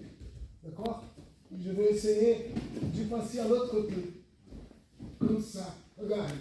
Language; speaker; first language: French; non-native, fluent; Portuguese